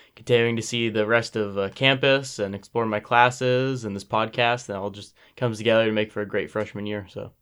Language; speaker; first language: English; native; English